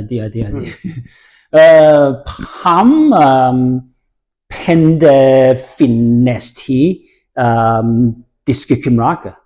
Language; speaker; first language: Welsh; non-native, learner; English